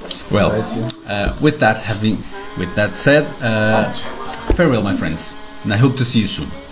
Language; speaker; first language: English; non-native, fluent; Portuguese